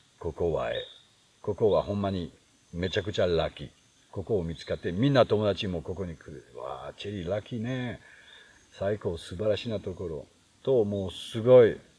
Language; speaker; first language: Japanese; non-native, fluent; French